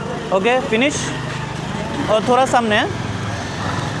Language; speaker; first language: Hindi; non-native, learner; Bangla